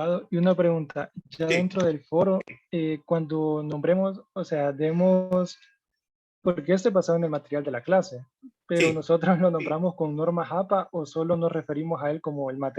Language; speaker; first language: Spanish; native; Spanish